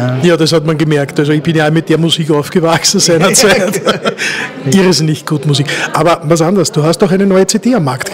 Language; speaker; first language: German; native; German